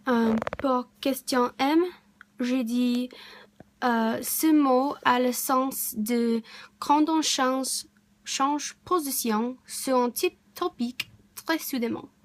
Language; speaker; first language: French; non-native, learner; English